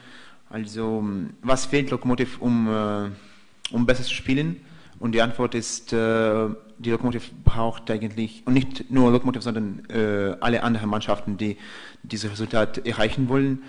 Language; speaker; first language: German; non-native, fluent; Russian